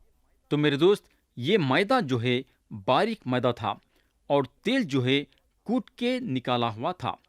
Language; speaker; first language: Urdu; native; Urdu